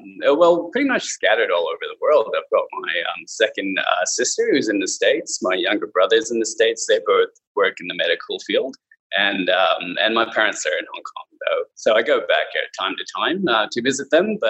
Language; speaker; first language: English; non-native, local second language; Cantonese